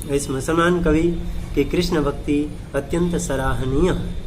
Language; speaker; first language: Hindi; non-native, local second language; Gujarati